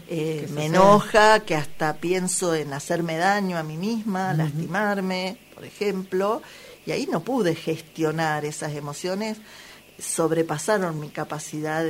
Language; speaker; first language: Spanish; native; Spanish